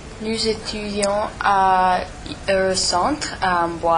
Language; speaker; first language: French; non-native, learner; English